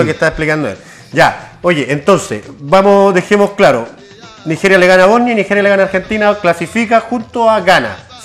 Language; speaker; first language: Spanish; native; Spanish